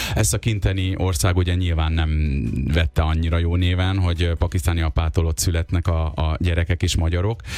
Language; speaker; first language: Hungarian; early bilingual, other home language; Urdu